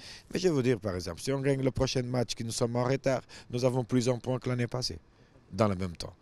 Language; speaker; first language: French; non-native, fluent; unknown